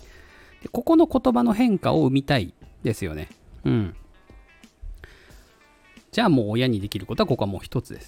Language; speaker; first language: Japanese; native; Japanese